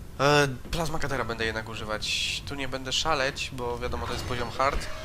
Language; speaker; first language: Polish; native; Polish